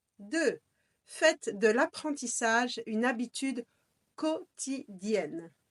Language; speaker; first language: French; native; French